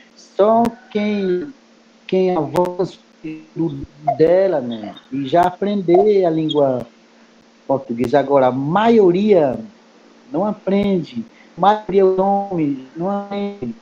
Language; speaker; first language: Portuguese; non-native, local second language; Kayapó